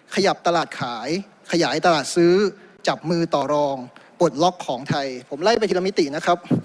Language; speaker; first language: Thai; native; Thai